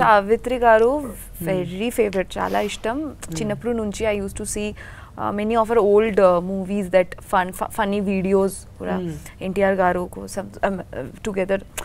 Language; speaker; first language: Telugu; non-native, learner; Bangla